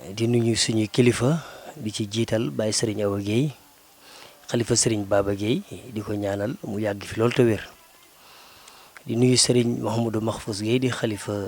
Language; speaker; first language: Wolof; native; Wolof